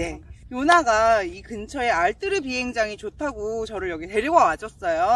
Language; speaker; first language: Korean; native; Korean